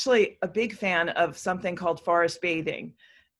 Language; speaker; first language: English; native; English